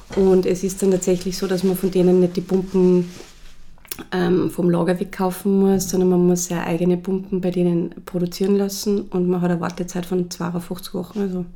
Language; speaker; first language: German; native; German